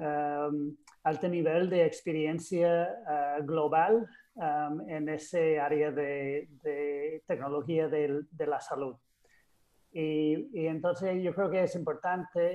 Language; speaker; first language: Spanish; non-native, fluent; English